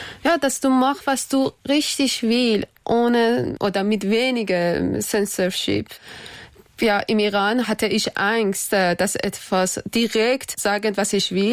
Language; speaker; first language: German; non-native, learner; Persian